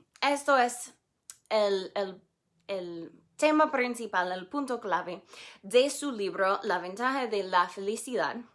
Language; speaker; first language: Spanish; non-native, fluent; English